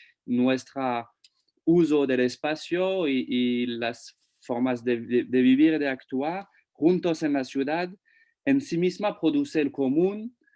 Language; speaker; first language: Spanish; non-native, fluent; French